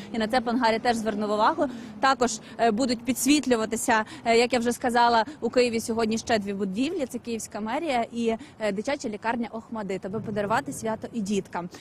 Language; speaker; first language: Ukrainian; native; Ukrainian